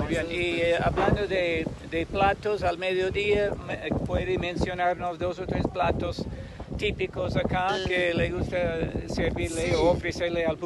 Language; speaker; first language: Spanish; non-native, fluent; English